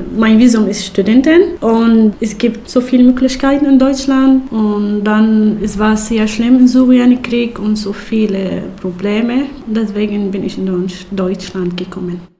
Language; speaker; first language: German; non-native, learner; Arabic